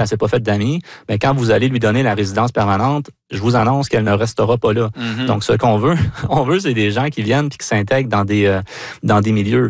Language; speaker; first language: French; native; French